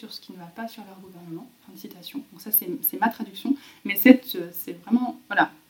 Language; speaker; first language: French; native; French